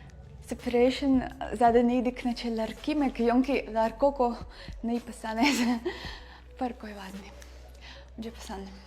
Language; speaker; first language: Hindi; non-native, fluent; Russian